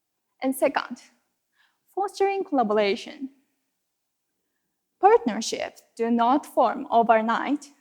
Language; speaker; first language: English; non-native, fluent; Japanese